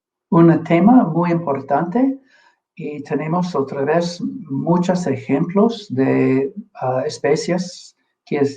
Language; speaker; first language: Spanish; non-native, fluent; English